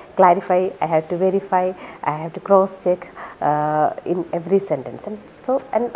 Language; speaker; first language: English; non-native, local second language; Malayalam